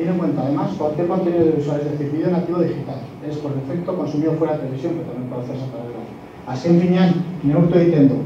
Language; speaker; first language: Spanish; non-native, local second language; Basque